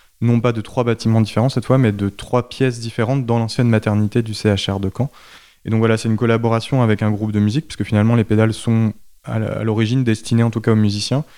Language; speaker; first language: French; native; French